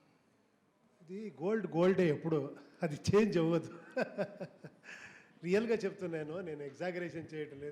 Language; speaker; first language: Telugu; non-native, local second language; Kannada